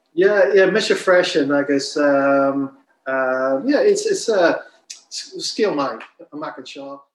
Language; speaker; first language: Irish; non-native, local second language; English